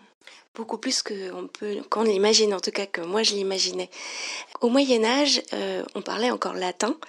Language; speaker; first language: French; native; French